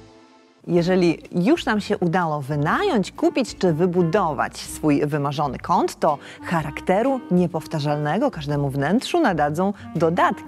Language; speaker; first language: Polish; native; Polish